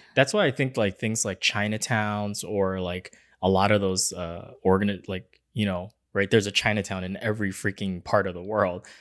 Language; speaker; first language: English; early bilingual, other home language; Chinese